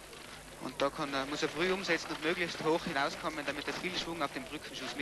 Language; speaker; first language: German; native; German